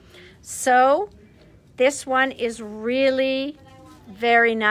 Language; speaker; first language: English; native; English